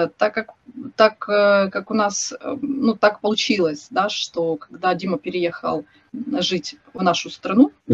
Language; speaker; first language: Russian; native; Russian